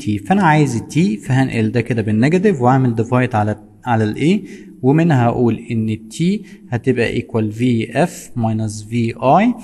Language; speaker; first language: Arabic; native; Arabic